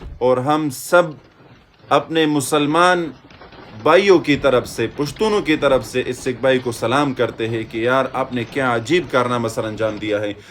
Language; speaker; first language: Urdu; non-native, local second language; Pashto